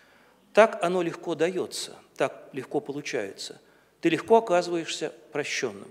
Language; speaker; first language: Russian; native; Russian